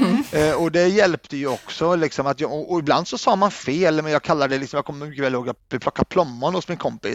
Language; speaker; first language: Swedish; early bilingual, other home language; Arabic